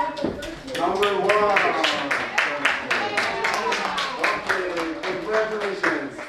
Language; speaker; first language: English; non-native, fluent; Turkish